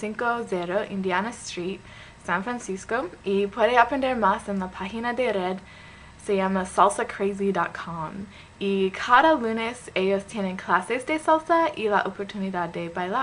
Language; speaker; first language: Spanish; non-native, learner; English